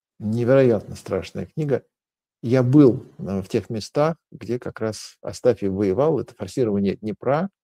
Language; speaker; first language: Russian; native; Russian